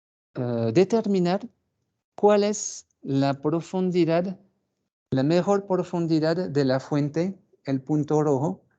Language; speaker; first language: Spanish; non-native, fluent; French